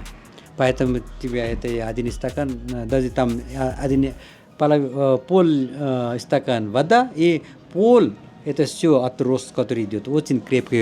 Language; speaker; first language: Russian; non-native, fluent; Nepali